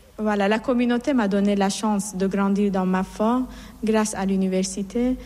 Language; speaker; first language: French; non-native, fluent; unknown